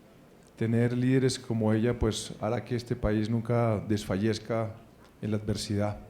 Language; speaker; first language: Spanish; native; Spanish